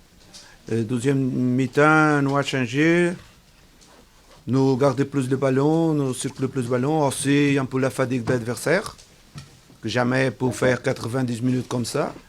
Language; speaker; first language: French; non-native, learner; Portuguese